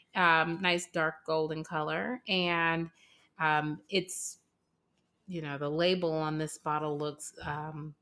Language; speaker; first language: English; native; English